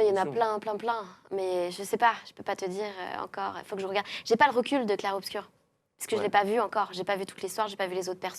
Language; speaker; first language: French; native; French